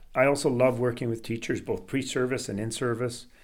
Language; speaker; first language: English; early bilingual, other home language; Swedish